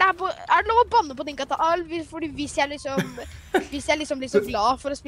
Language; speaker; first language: Norwegian; native; Norwegian